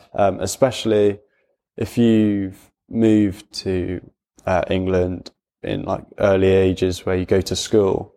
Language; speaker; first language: English; native; English